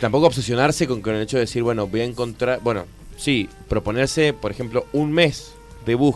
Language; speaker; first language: Spanish; native; Spanish